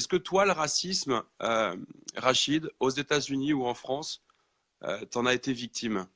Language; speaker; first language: French; native; French